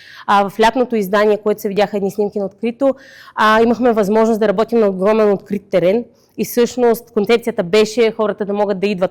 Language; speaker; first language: Bulgarian; native; Bulgarian